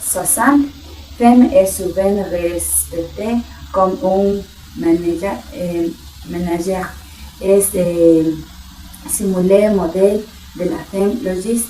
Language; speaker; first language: French; non-native, learner; Spanish